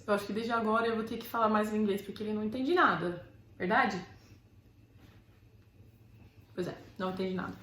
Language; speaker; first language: Portuguese; non-native, fluent; English